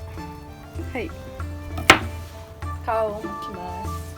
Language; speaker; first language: Japanese; non-native, fluent; Serbian